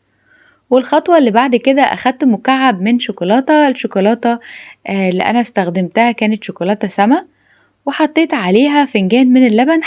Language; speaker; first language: Arabic; native; Arabic